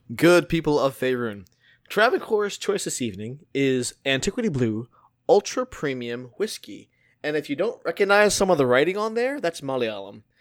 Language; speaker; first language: English; early bilingual, other home language; Hindi